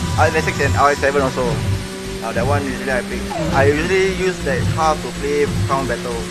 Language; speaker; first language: English; non-native, local second language; Malay